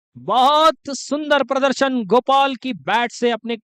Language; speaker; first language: Hindi; non-native, local second language; Marathi